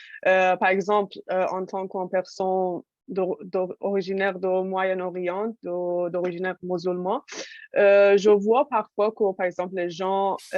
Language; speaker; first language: French; non-native, fluent; Persian